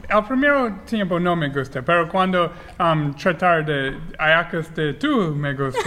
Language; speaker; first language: Spanish; non-native, learner; English